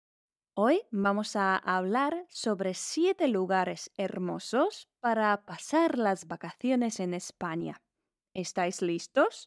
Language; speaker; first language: Spanish; non-native, fluent; Polish